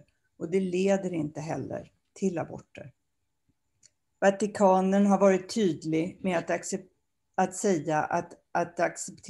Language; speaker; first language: Swedish; native; Swedish